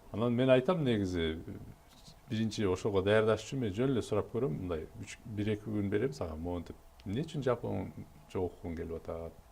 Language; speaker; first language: Kyrgyz; native; Kyrgyz